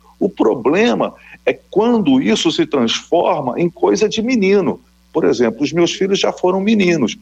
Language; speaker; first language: Portuguese; native; Portuguese